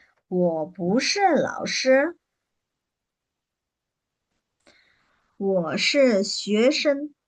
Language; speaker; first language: Chinese; non-native, fluent; Burmese